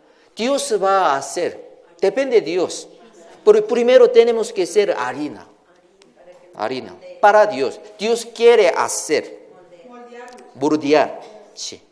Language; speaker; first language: Spanish; non-native, learner; Korean